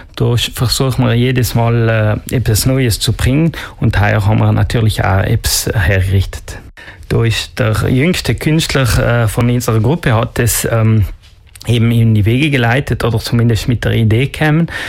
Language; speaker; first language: German; non-native, local second language; Ladin